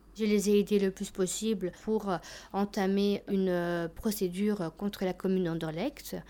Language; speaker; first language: French; early bilingual, other home language; Albanian